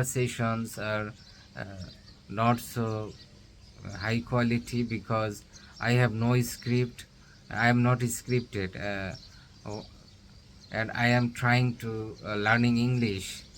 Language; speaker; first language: English; non-native, learner; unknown